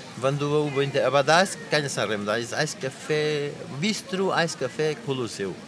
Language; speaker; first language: German; non-native, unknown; Portuguese